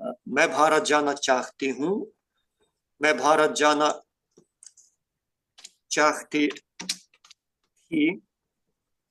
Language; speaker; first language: Hindi; non-native, fluent; Ukrainian